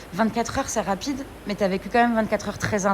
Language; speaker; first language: French; native; French